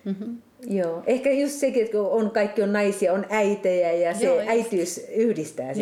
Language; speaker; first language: Finnish; native; Finnish